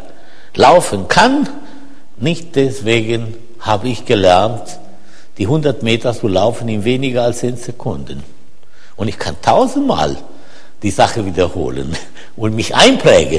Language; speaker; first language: German; non-native, fluent; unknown